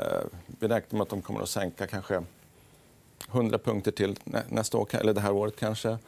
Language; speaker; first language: Swedish; native; Swedish